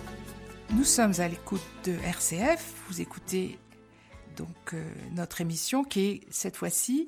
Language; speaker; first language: French; native; French